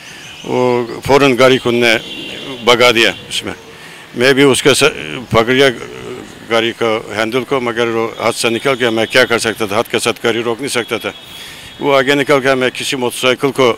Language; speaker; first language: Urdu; non-native, learner; Turkish